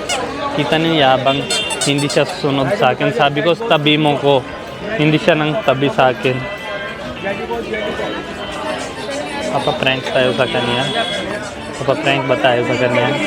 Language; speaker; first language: Filipino; non-native, learner; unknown